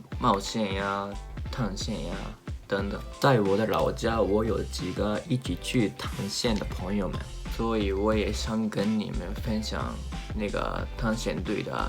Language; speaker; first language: Chinese; non-native, learner; Japanese